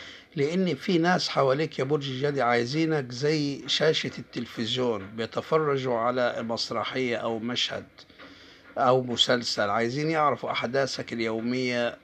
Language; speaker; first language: Arabic; native; Arabic